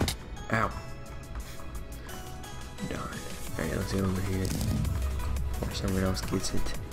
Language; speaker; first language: English; native; English